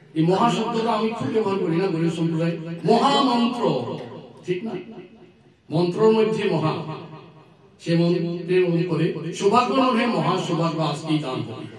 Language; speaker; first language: Bangla; non-native, learner; Assamese